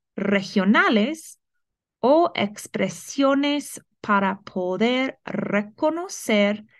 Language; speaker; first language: Spanish; non-native, fluent; English